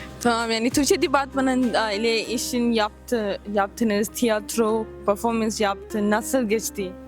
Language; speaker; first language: Turkish; non-native, learner; Urdu